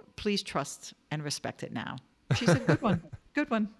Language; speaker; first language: English; native; English